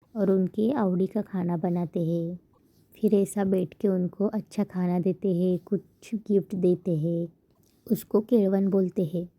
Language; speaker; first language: Hindi; non-native, local second language; Marathi